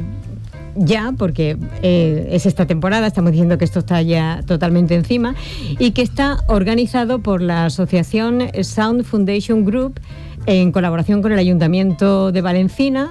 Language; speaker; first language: Spanish; native; Spanish